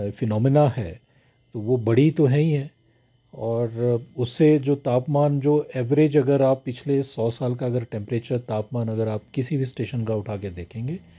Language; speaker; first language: Hindi; native; Hindi